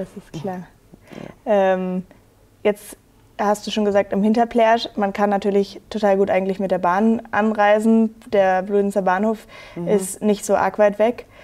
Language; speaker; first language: German; native; German